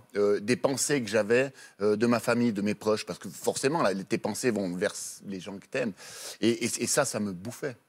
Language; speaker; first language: French; native; French